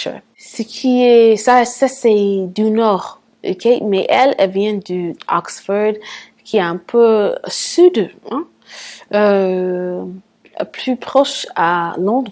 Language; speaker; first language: French; non-native, fluent; English